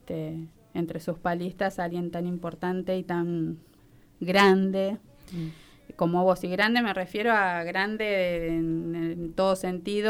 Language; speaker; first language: Spanish; native; Spanish